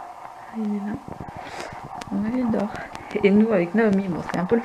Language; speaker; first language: French; native; French